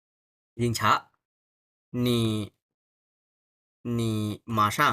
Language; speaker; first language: Chinese; non-native, fluent; Bangla